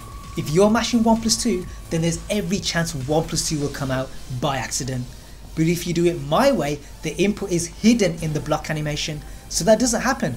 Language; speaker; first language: English; native; English